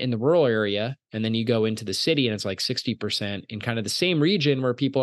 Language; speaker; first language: English; native; English